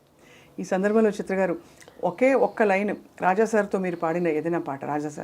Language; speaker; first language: Telugu; native; Telugu